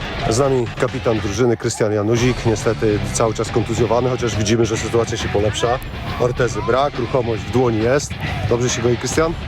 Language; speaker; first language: Polish; native; Polish